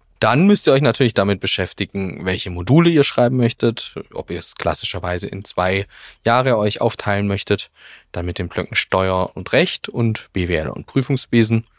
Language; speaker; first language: German; native; German